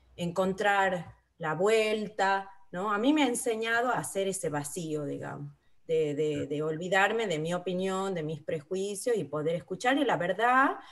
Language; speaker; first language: Spanish; native; Spanish